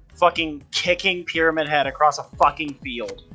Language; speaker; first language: English; native; English